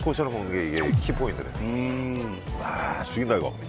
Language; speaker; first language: Japanese; native; Japanese